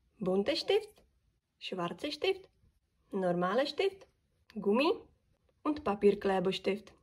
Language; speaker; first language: German; non-native, learner; Czech